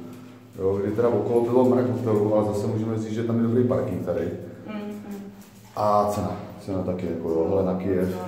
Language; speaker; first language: Czech; native; Czech